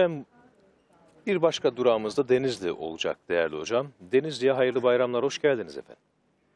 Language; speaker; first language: Turkish; native; Turkish